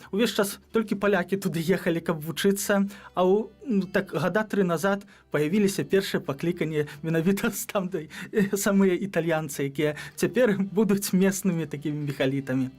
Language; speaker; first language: Belarusian; native; Belarusian